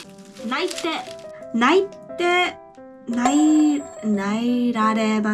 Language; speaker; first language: Japanese; non-native, learner; English